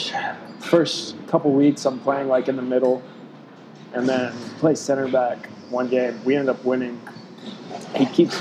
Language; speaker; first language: English; native; English